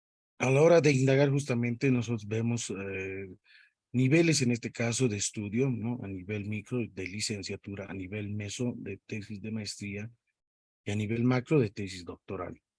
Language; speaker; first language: Spanish; native; Spanish